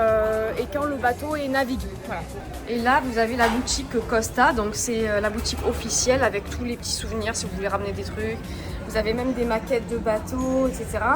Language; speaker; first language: French; native; French